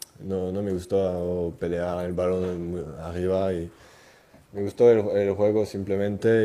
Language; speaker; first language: Spanish; non-native, fluent; French